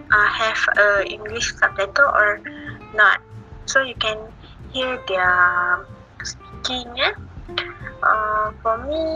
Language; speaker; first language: English; non-native, learner; Malay